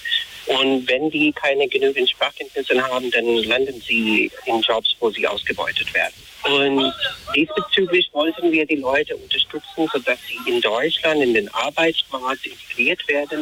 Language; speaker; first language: German; non-native, fluent; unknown